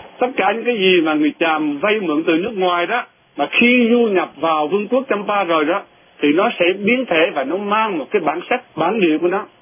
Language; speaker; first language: Vietnamese; non-native, local second language; Eastern Cham